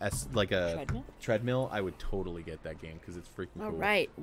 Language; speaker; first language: English; native; English